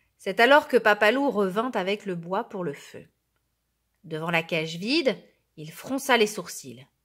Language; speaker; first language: French; native; French